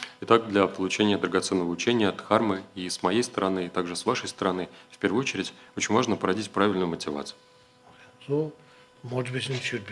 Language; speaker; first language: Russian; native; Russian